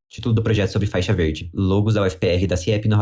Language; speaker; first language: Portuguese; native; Portuguese